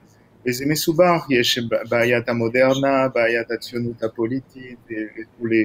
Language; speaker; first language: Hebrew; non-native, fluent; French